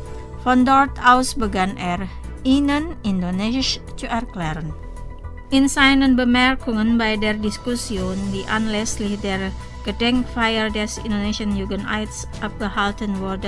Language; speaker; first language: German; non-native, fluent; Indonesian